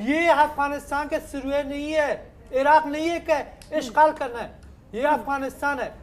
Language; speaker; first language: Hindi; non-native, learner; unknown